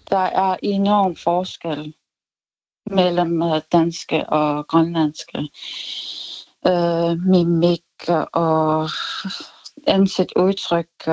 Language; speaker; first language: Danish; non-native, local second language; Kalaallisut